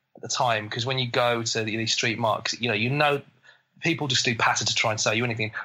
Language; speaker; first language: English; native; English